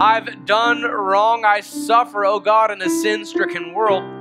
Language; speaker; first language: English; native; English